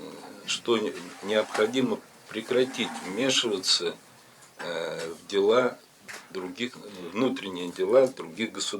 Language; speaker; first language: Russian; native; Russian